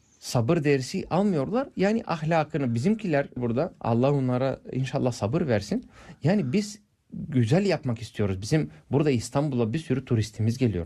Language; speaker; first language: Turkish; non-native, fluent; English